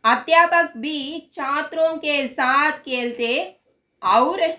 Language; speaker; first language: Hindi; non-native, local second language; Tamil